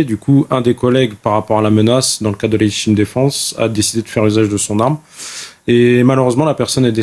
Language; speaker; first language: French; native; French